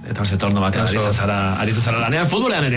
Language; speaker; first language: Basque; native; Basque